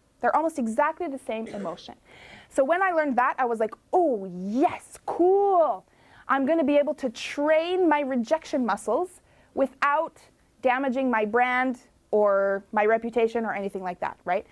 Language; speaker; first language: English; native; English